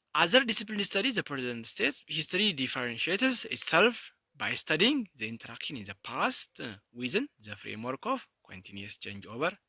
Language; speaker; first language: English; non-native, local second language; Amharic